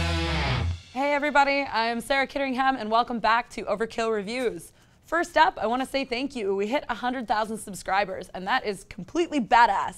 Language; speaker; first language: English; native; English